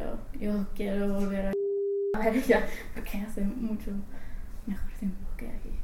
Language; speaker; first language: Spanish; non-native, fluent; English